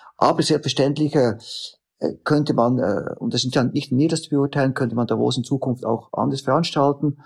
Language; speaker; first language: German; native; German